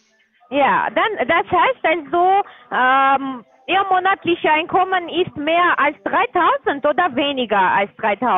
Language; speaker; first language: German; non-native, learner; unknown